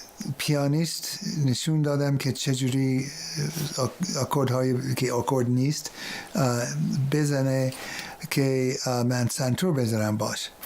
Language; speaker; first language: Persian; non-native, fluent; English